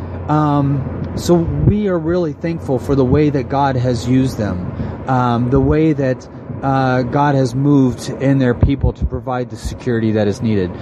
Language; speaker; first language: English; native; English